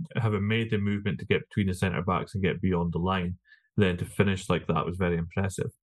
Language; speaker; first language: English; native; English